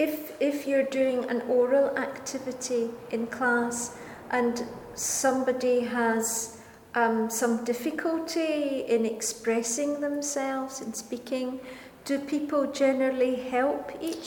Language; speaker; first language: English; non-native, fluent; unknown